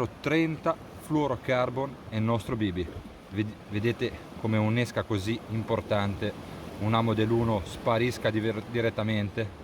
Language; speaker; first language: Italian; native; Italian